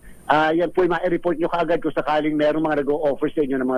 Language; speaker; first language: Filipino; native; Filipino